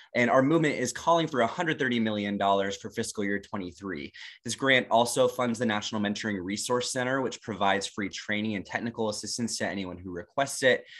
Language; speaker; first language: English; native; English